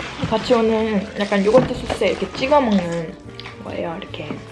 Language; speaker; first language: Korean; native; Korean